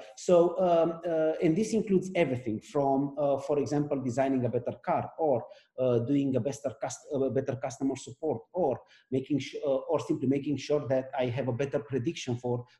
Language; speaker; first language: English; non-native, fluent; Romanian